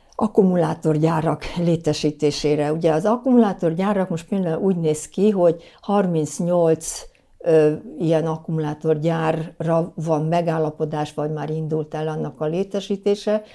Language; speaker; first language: Hungarian; native; Hungarian